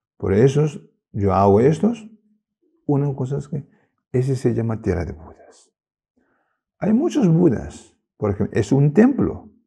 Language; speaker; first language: Spanish; non-native, learner; Tibetan